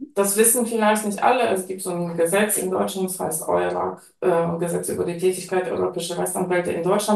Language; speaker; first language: German; non-native, fluent; Polish